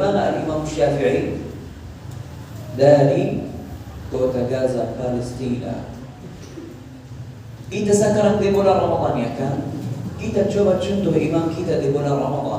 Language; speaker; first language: Indonesian; non-native, fluent; Arabic